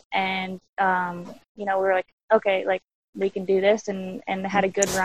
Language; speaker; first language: English; native; English